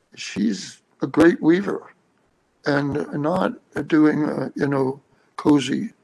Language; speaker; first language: English; native; English